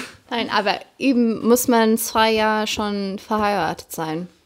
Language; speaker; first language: German; non-native, fluent; English